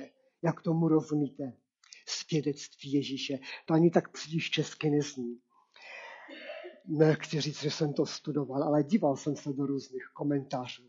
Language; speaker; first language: Czech; non-native, local second language; Polish